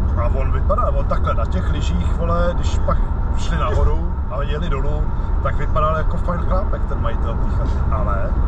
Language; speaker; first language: Czech; native; Czech